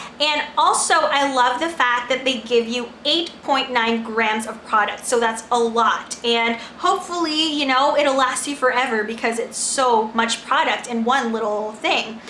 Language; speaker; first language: English; non-native, local second language; Filipino